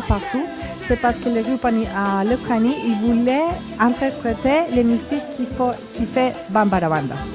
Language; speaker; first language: French; non-native, fluent; Spanish